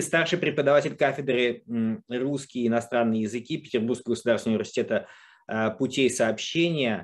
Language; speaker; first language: Russian; native; Russian